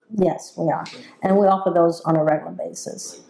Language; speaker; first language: English; native; English